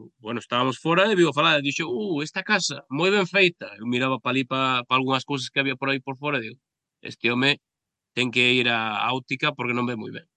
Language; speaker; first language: Galician; native; Galician